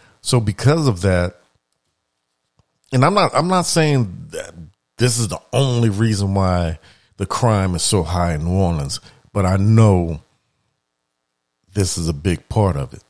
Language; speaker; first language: English; native; English